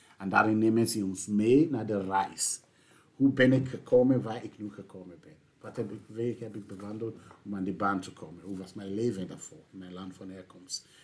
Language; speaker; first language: Dutch; non-native, fluent; English